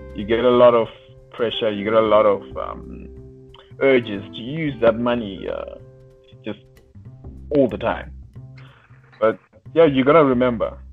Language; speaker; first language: English; non-native, local second language; Shona